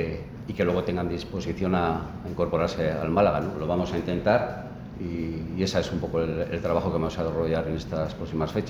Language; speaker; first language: Spanish; native; Spanish